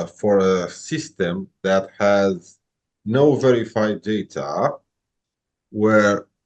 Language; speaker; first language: English; non-native, fluent; Romanian